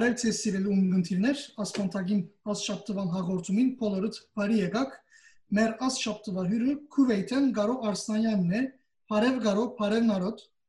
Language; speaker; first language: Armenian; early bilingual, heritage; Armenian